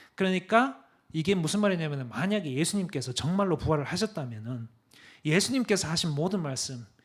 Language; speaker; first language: Korean; early bilingual, other home language; English